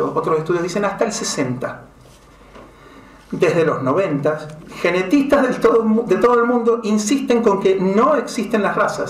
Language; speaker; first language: Spanish; native; Spanish